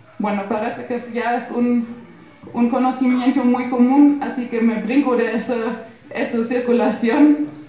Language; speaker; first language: Spanish; non-native, fluent; German